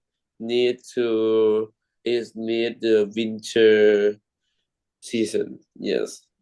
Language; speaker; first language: English; non-native, learner; Thai